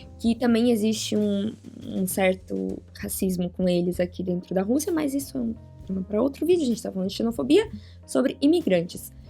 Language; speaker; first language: Portuguese; native; Portuguese